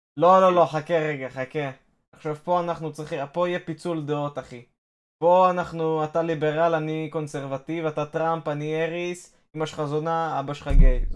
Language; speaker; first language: Hebrew; native; Hebrew